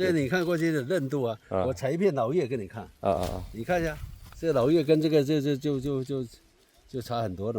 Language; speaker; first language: Chinese; native; Chinese